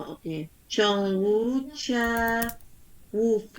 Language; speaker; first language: Chinese; non-native, learner; Indonesian